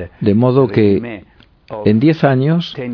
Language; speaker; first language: Spanish; non-native, fluent; Arabic